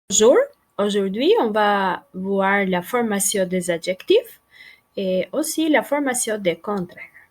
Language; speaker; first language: French; non-native, fluent; Albanian